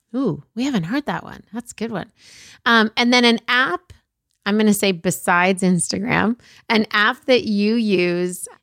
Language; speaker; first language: English; early bilingual, other home language; Arabic